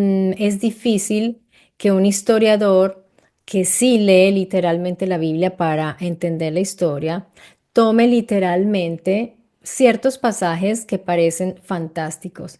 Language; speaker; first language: Spanish; native; Spanish